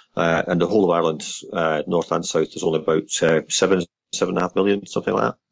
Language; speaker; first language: English; native; English